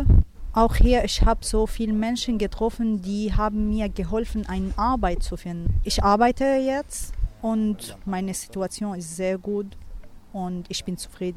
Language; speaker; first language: German; non-native, learner; Arabic